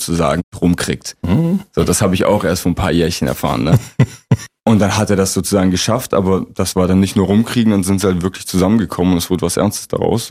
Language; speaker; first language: German; native; German